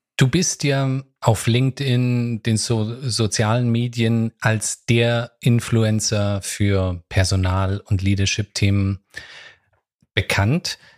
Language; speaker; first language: German; native; German